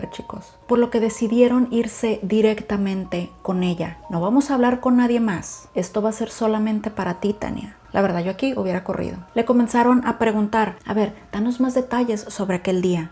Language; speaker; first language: Spanish; native; Spanish